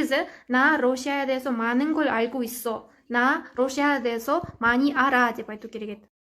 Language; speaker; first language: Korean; non-native, fluent; Kazakh